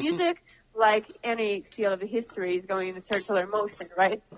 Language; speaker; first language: English; non-native, fluent; Russian